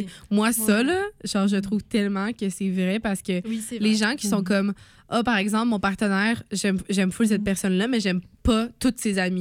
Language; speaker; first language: French; native; French